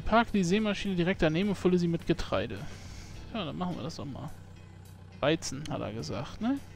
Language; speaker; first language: German; native; German